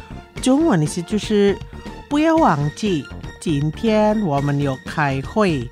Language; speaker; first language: Chinese; early bilingual, heritage; Chinese